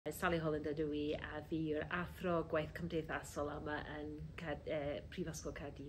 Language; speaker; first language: Welsh; non-native, fluent; English